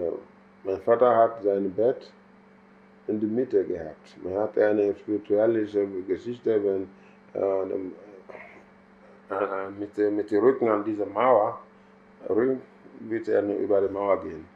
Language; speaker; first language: German; non-native, fluent; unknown